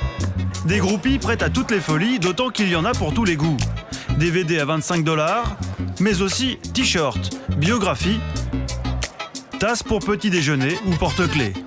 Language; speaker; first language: French; native; French